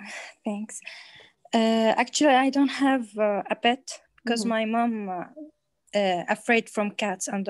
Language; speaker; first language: English; non-native, learner; Arabic